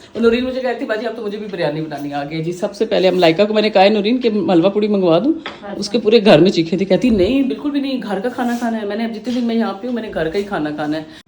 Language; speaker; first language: Urdu; native; Urdu